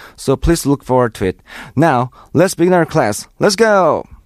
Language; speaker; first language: English; non-native, fluent; Korean